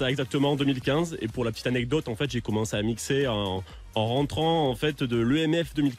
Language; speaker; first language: French; native; French